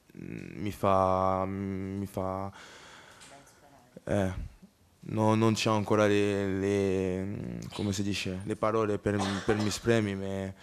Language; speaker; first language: Italian; non-native, learner; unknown